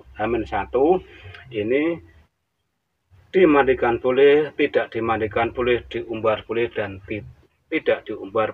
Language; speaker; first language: Indonesian; native; Indonesian